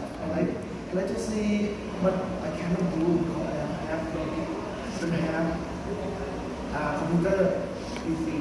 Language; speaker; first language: English; non-native, learner; Thai